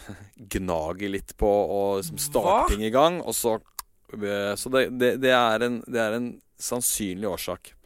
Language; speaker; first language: Norwegian; native; Norwegian